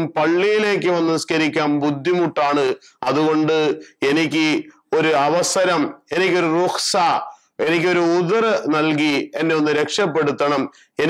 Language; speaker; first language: Malayalam; native; Malayalam